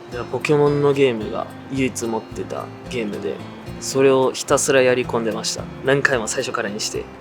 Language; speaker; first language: Japanese; early bilingual, other home language; Portuguese